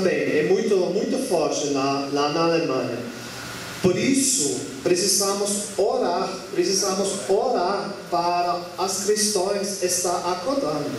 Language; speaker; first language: Portuguese; non-native, learner; German